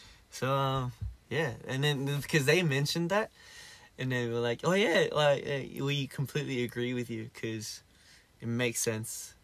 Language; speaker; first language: English; early bilingual, other home language; Korean